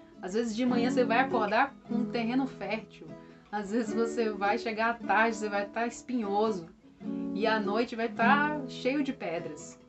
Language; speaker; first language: Portuguese; native; Portuguese